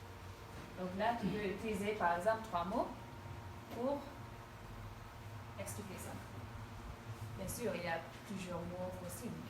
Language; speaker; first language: French; non-native, fluent; Dutch